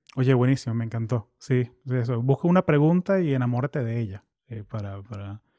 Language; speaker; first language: Spanish; native; Spanish